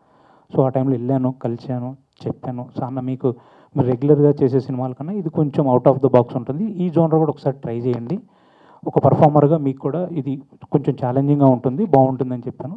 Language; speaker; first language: Telugu; native; Telugu